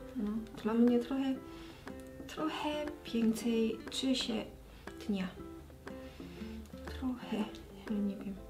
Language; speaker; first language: Polish; non-native, learner; Korean